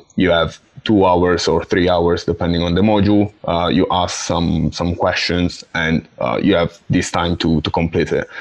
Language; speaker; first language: English; non-native, fluent; Italian